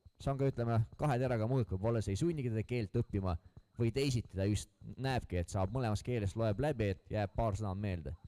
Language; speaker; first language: Estonian; non-native, local second language; Russian